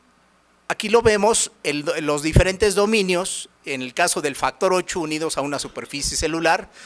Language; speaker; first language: Spanish; native; Spanish